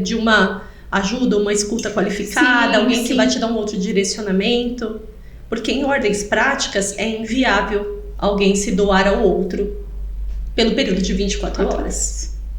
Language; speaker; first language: Portuguese; native; Portuguese